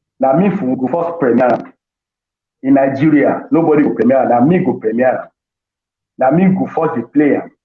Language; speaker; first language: Nigerian Pidgin; non-native, local second language; Yoruba